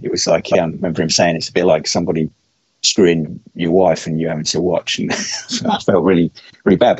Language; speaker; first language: English; native; English